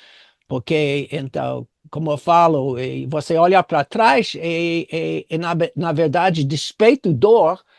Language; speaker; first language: Portuguese; non-native, fluent; English